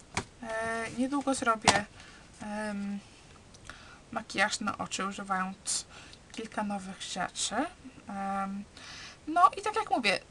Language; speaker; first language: Polish; early bilingual, heritage; Polish